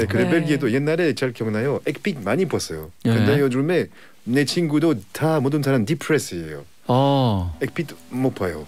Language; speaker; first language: Korean; non-native, learner; French